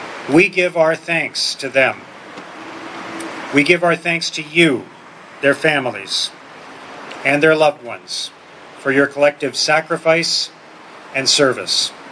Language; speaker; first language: English; native; English